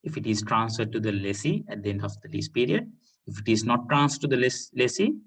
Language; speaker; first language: English; non-native, local second language; Sinhala